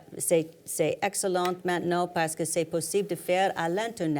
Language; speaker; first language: French; non-native, learner; English